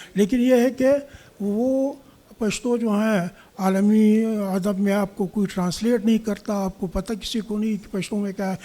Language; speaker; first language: Urdu; non-native, local second language; Pashto